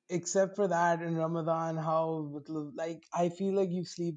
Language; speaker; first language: English; non-native, local second language; Urdu